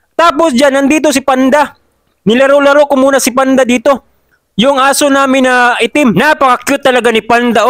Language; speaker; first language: Filipino; non-native, local second language; Cebuano